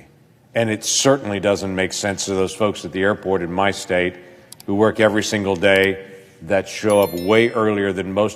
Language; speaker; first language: English; native; English